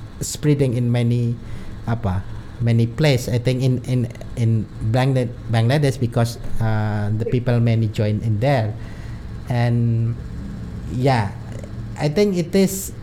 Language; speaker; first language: English; non-native, learner; Indonesian